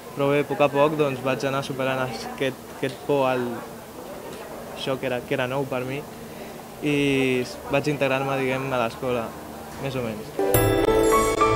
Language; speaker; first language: Catalan; early bilingual, other home language; Arabic